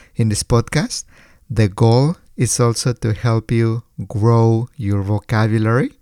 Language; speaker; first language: English; non-native, fluent; Spanish